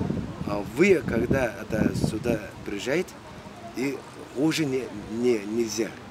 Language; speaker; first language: Russian; non-native, learner; Mongolian